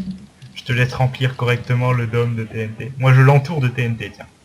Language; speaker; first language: French; native; French